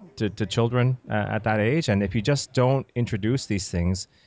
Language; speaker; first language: English; native; English